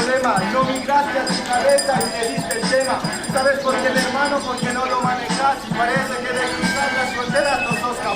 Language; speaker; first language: Spanish; native; Spanish